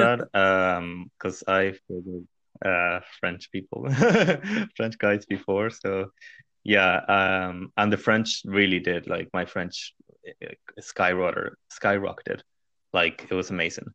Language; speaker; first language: English; non-native, fluent; Spanish